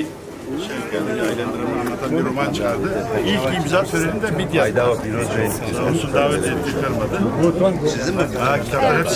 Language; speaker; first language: Turkish; non-native, local second language; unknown